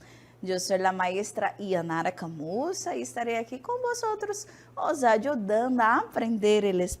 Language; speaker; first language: Spanish; non-native, fluent; Portuguese